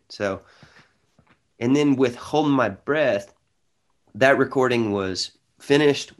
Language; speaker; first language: English; native; English